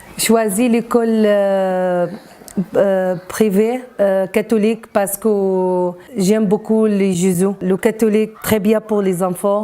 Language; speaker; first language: French; non-native, learner; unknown